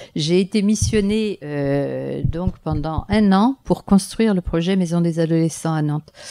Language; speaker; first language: French; native; French